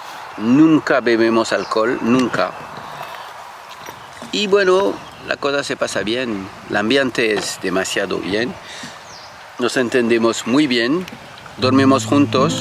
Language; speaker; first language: Spanish; non-native, learner; French